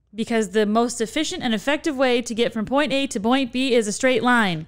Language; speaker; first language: English; native; English